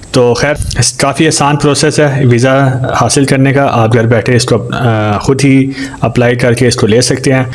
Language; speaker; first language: Urdu; native; Urdu